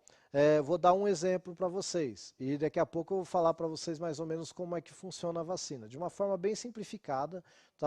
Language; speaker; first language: Portuguese; native; Portuguese